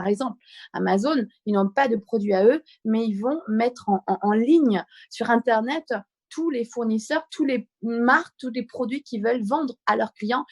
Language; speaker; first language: French; native; French